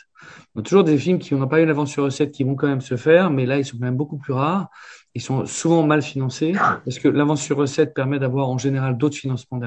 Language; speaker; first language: French; native; French